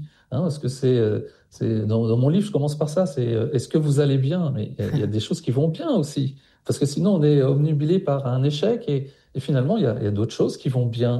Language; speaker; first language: French; native; French